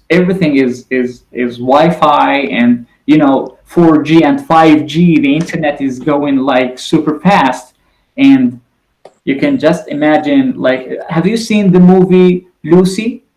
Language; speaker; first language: English; non-native, fluent; Arabic